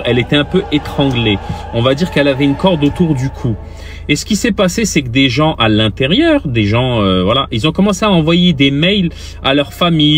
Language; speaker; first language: French; native; French